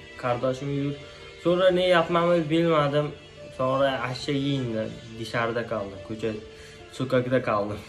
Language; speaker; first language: Turkish; non-native, learner; Uzbek